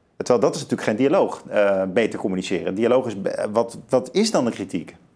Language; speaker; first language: Dutch; native; Dutch